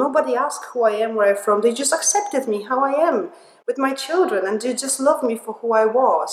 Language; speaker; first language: English; non-native, fluent; Polish